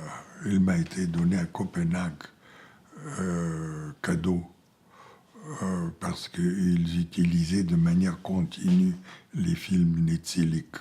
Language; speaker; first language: French; non-native, fluent; Bulgarian